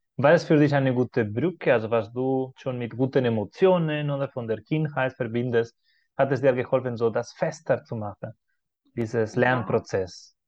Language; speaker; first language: German; non-native, fluent; Spanish